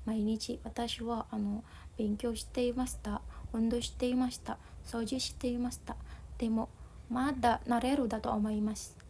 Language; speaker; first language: Japanese; non-native, learner; Indonesian